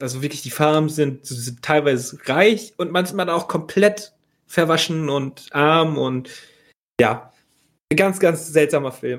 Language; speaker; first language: German; native; German